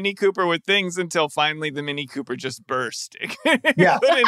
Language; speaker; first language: English; native; English